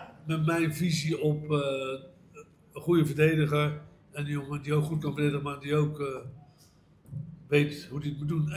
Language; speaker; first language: Dutch; native; Dutch